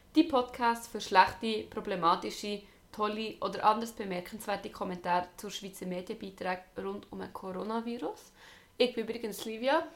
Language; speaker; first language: German; native; German